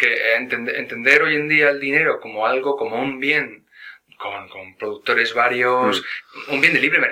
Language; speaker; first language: Spanish; native; Spanish